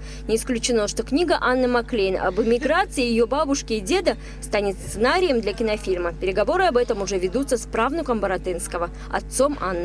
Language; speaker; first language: Russian; native; Russian